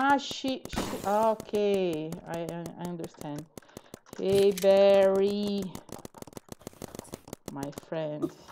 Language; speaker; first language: English; non-native, learner; Portuguese